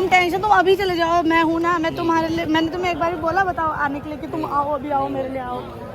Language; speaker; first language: Hindi; native; Hindi